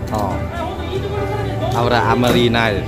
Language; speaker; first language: Japanese; non-native, learner; Vietnamese